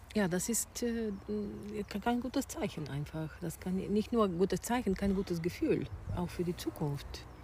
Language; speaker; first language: German; non-native, fluent; Bulgarian